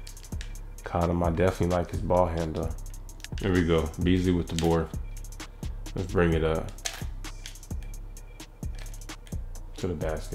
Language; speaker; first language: English; native; English